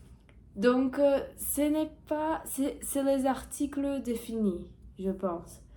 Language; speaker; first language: French; non-native, learner; Portuguese